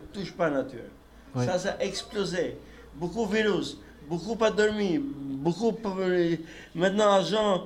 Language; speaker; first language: French; non-native, learner; Albanian